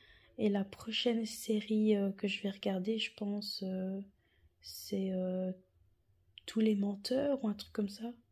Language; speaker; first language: French; native; French